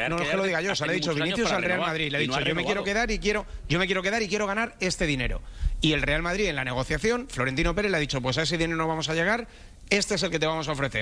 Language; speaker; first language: Spanish; native; Spanish